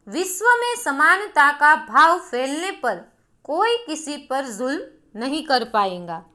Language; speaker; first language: Hindi; non-native, local second language; Gujarati